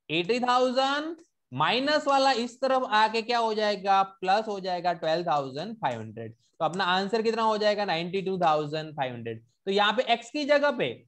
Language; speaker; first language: Hindi; non-native, local second language; Gujarati